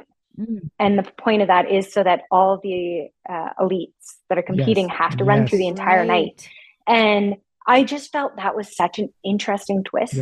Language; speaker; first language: English; native; English